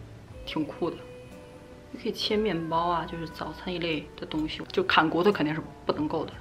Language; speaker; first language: Chinese; native; Chinese